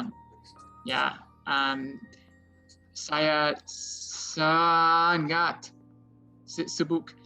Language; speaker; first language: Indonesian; non-native, learner; English